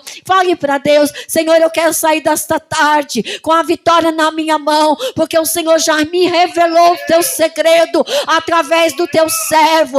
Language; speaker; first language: Portuguese; native; Portuguese